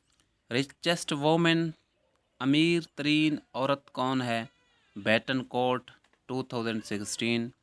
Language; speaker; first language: Urdu; native; Urdu